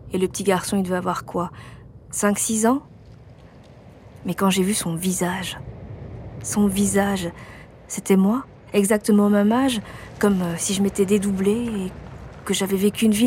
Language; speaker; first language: French; native; French